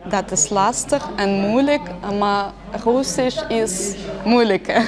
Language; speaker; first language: Dutch; non-native, learner; Russian